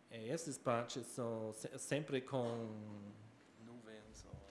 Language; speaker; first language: Portuguese; non-native, learner; German